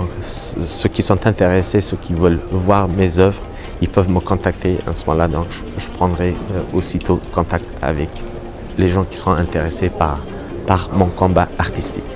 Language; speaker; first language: French; non-native, fluent; Persian